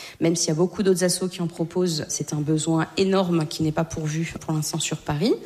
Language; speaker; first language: French; native; French